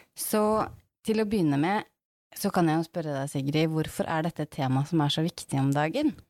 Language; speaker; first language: Norwegian; native; Norwegian